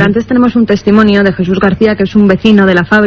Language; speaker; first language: Spanish; native; Spanish